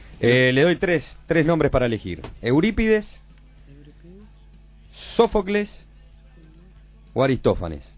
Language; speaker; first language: Spanish; native; Spanish